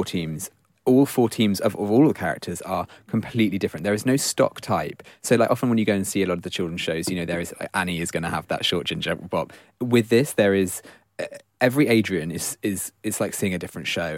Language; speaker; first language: English; native; English